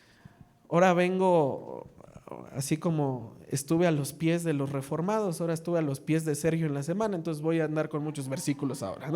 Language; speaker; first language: Spanish; native; Spanish